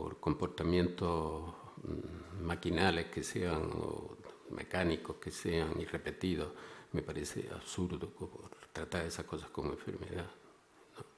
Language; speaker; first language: Spanish; native; Spanish